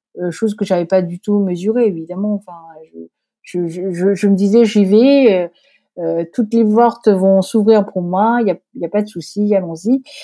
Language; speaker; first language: French; early bilingual, other home language; Korean